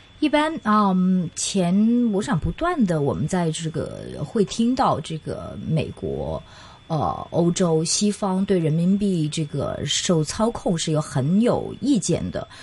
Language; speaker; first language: Chinese; non-native, local second language; Cantonese